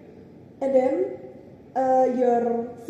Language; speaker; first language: English; non-native, learner; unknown